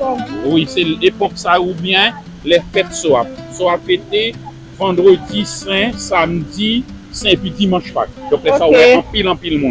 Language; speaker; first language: French; non-native, learner; Haitian Creole